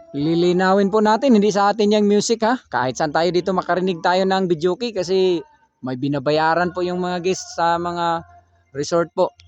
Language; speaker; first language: Filipino; non-native, local second language; Cebuano